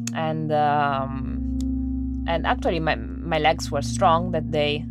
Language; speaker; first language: English; non-native, fluent; Italian